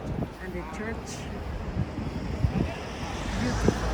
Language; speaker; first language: English; non-native, local second language; Filipino